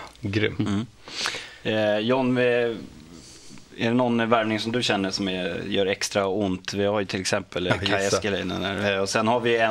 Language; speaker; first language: Swedish; native; Swedish